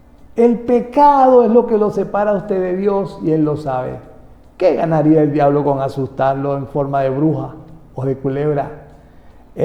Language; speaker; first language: Spanish; native; Spanish